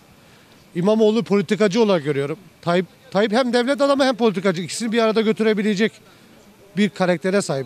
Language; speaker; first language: Turkish; native; Turkish